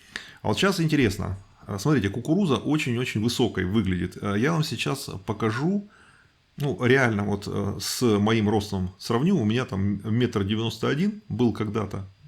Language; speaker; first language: Russian; native; Russian